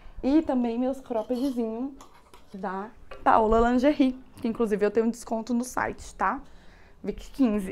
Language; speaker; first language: Portuguese; native; Portuguese